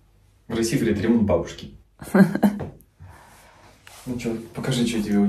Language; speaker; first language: Russian; native; Russian